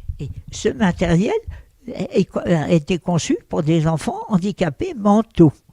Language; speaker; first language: French; early bilingual, other home language; Russian